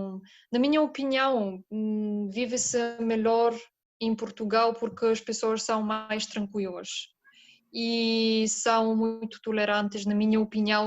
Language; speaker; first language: Portuguese; non-native, fluent; Bulgarian